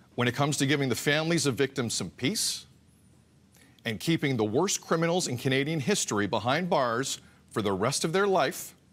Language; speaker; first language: English; native; English